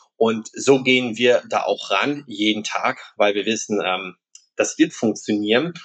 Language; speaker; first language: German; non-native, local second language; Low German